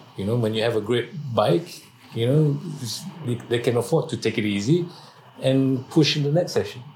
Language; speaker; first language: English; non-native, local second language; Malay